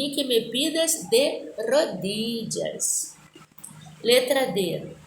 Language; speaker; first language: Spanish; non-native, fluent; Portuguese